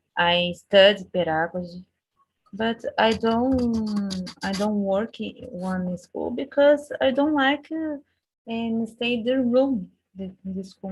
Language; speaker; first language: English; non-native, learner; Portuguese